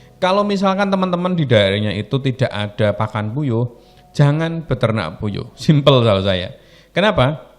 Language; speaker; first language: Indonesian; native; Indonesian